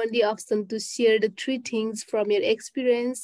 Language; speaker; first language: English; non-native, local second language; Nepali